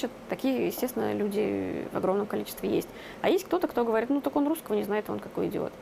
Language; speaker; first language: Russian; native; Russian